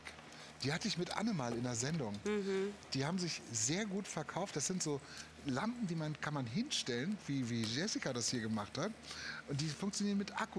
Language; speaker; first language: German; native; German